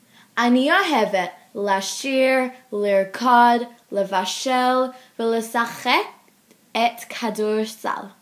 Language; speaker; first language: Hebrew; non-native, learner; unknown